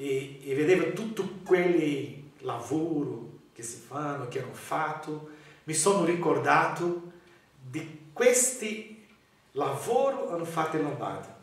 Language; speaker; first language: Italian; non-native, learner; Portuguese